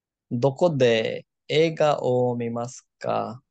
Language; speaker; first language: Japanese; non-native, learner; Bangla